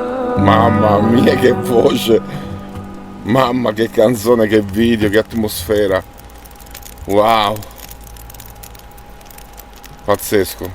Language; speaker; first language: Italian; native; Italian